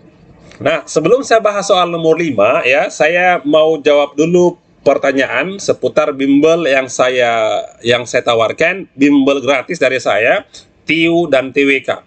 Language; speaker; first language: Indonesian; native; Indonesian